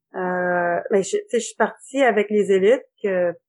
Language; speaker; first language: French; native; French